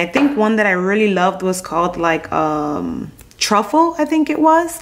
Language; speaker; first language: English; native; English